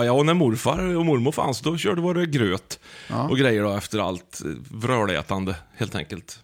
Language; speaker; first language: Swedish; native; Swedish